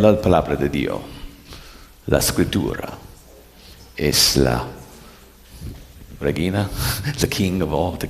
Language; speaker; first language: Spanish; non-native, learner; English